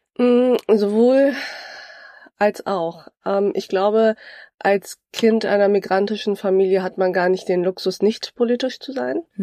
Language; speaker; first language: German; early bilingual, other home language; Turkish